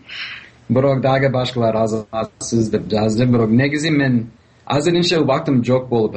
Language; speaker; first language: Kyrgyz; non-native, fluent; English